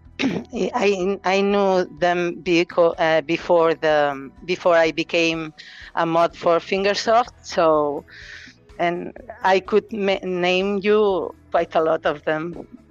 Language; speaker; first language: English; non-native, fluent; Catalan